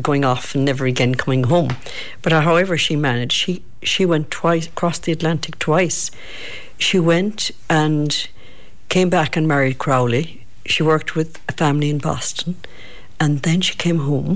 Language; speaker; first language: English; native; English